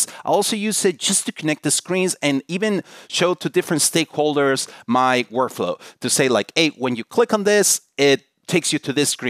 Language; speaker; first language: English; non-native, fluent; Spanish